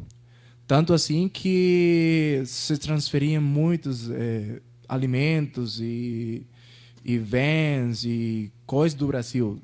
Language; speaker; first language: Portuguese; non-native, fluent; Spanish